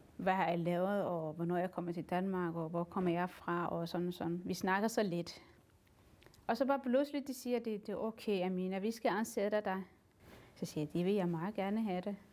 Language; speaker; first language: Danish; non-native, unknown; Somali